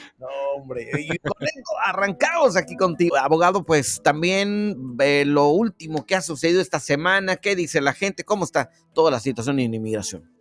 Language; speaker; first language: Spanish; native; Spanish